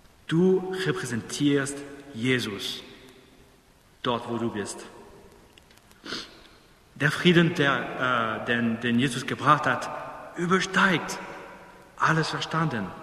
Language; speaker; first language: German; non-native, fluent; English